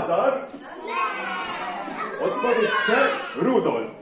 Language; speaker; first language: Polish; native; Polish